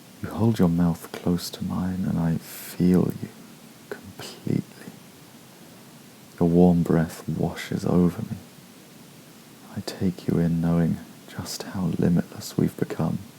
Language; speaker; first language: English; native; English